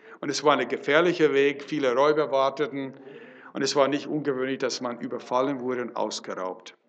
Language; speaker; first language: German; non-native, fluent; English